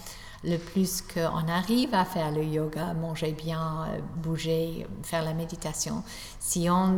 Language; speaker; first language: French; non-native, fluent; English